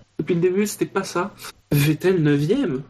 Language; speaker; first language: French; native; French